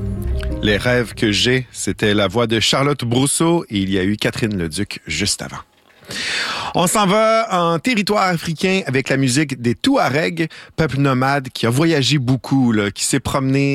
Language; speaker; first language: French; native; French